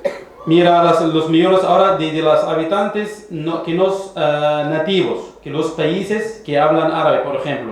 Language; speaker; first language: Spanish; non-native, fluent; Arabic